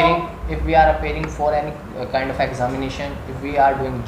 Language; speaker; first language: English; non-native, learner; Hindi